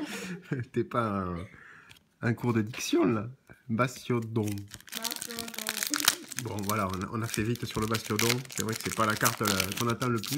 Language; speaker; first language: French; native; French